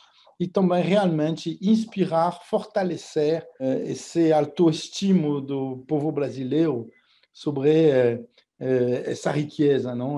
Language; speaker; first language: Portuguese; non-native, fluent; French